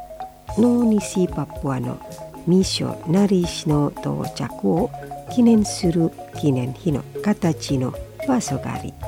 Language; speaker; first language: Japanese; non-native, fluent; Indonesian